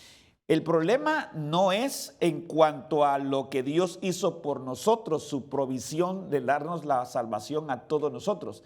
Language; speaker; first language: Spanish; native; Spanish